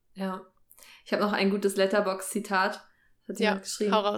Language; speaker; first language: German; native; German